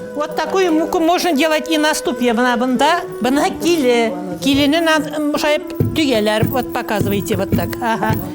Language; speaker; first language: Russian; non-native, local second language; Bashkir